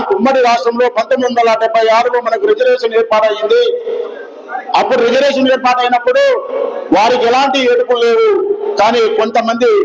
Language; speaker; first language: Telugu; non-native, local second language; Lambadi